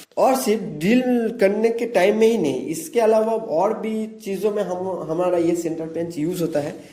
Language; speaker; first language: Hindi; non-native, local second language; Bangla